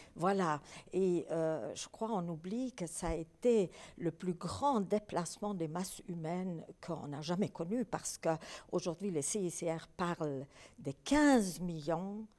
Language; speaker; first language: French; early bilingual, other home language; Polish